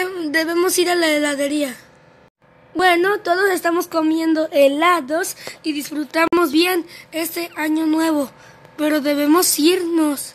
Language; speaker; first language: Spanish; native; Spanish